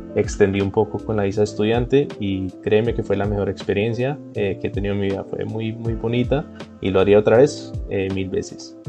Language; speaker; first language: Spanish; early bilingual, heritage; Spanish